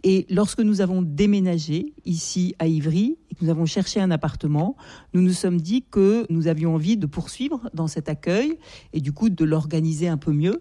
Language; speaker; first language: French; native; French